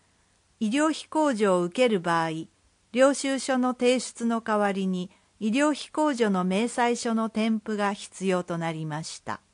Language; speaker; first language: Japanese; native; Japanese